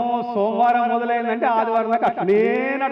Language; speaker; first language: Telugu; native; Telugu